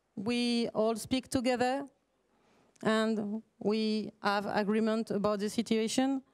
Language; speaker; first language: English; non-native, fluent; French